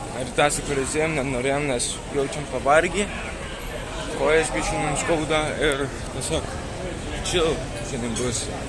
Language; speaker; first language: Lithuanian; early bilingual, heritage; Lithuanian